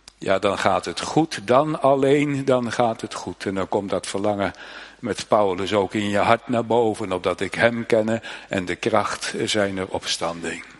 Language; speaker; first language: Dutch; native; Dutch